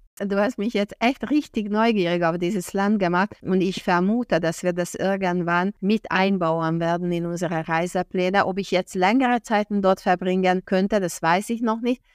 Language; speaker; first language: German; non-native, fluent; Hungarian